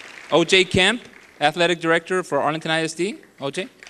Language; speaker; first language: English; early bilingual, other home language; Spanish